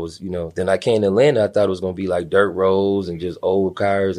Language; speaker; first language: English; native; English